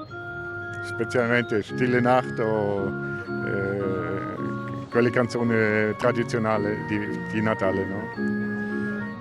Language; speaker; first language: Italian; non-native, learner; German